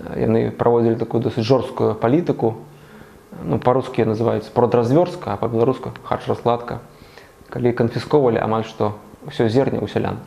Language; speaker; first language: Belarusian; native; Belarusian